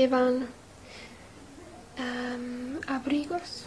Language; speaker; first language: Spanish; non-native, learner; English